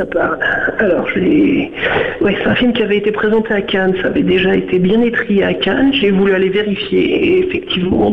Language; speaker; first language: French; native; French